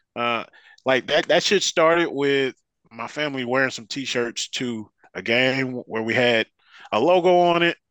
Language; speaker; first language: English; native; English